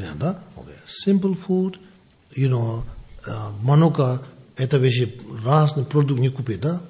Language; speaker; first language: Russian; non-native, learner; Tibetan